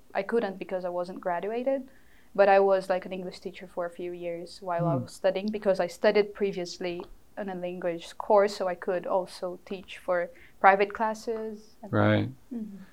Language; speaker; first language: English; non-native, fluent; Portuguese